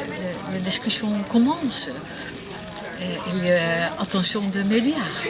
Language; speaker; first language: French; non-native, learner; Dutch